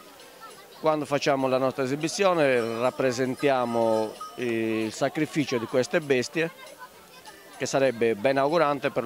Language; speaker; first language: Italian; native; Italian